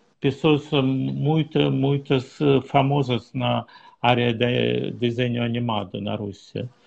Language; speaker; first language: Portuguese; non-native, learner; Russian